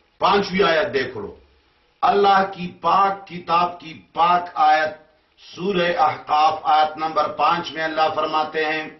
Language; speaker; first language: Urdu; non-native, local second language; Pashto